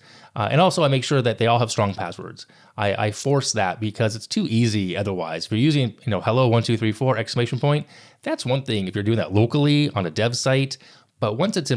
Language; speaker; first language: English; native; English